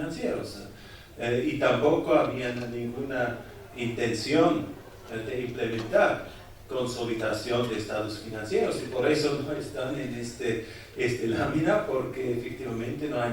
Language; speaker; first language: Spanish; non-native, fluent; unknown